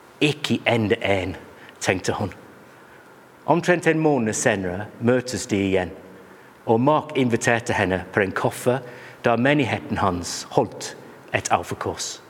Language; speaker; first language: Norwegian; non-native, fluent; English